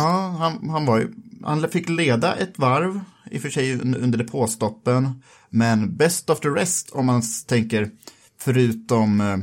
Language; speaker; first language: Swedish; native; Swedish